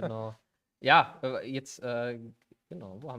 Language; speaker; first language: German; native; German